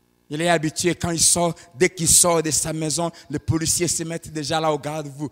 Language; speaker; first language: French; non-native, local second language; Lingala